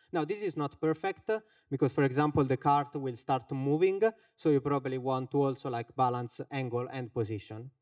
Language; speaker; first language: English; non-native, fluent; Finnish